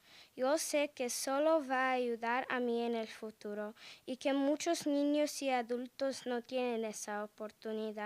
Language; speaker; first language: Spanish; non-native, learner; English